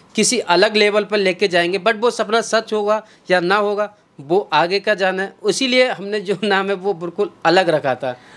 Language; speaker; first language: Hindi; native; Hindi